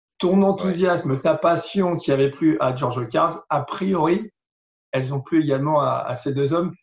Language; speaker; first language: French; native; French